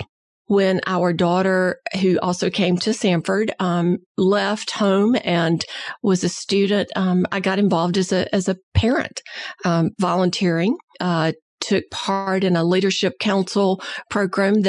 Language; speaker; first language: English; native; English